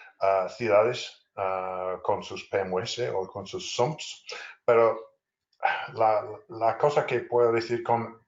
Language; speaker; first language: Spanish; non-native, fluent; English